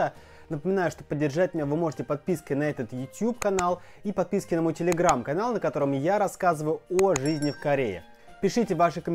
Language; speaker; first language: Russian; native; Russian